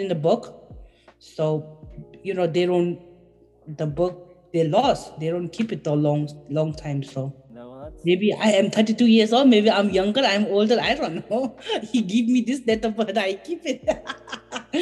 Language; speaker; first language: English; non-native, fluent; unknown